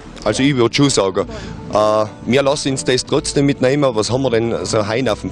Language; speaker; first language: German; native; German